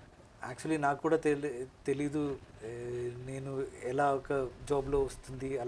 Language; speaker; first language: Telugu; non-native, local second language; Malayalam